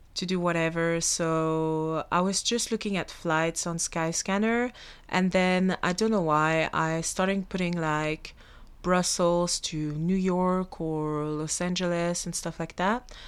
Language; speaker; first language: English; non-native, fluent; French